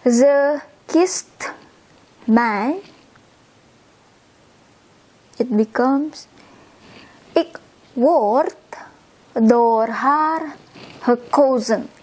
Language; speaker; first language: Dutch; non-native, fluent; Indonesian